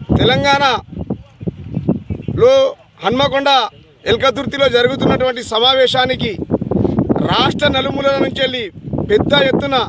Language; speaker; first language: Telugu; non-native, local second language; Urdu